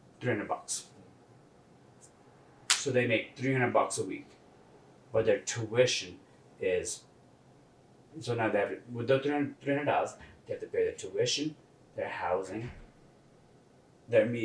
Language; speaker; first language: English; non-native, local second language; Nepali